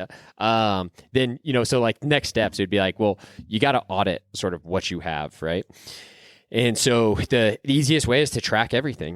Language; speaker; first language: English; native; English